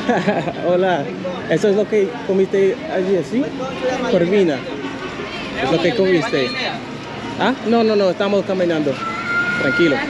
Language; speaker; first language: Spanish; non-native, learner; English